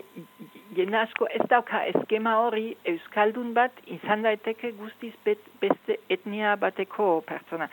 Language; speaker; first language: Basque; non-native, fluent; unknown